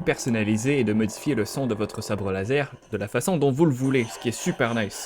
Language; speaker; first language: French; native; French